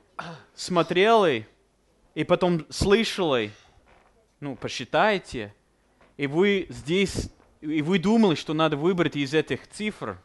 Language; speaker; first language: Russian; non-native, fluent; English